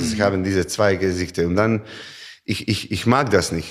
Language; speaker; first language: German; non-native, learner; Serbian